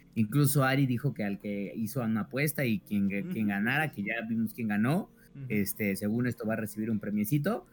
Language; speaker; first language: Spanish; native; Spanish